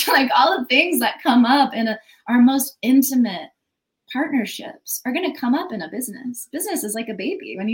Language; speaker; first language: English; native; English